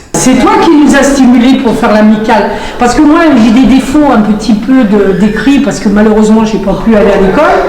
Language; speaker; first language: French; native; French